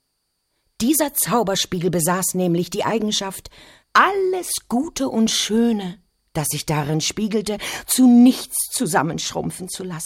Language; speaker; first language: German; native; German